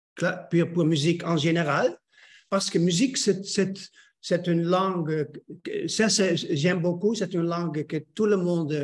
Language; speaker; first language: French; non-native, learner; Dutch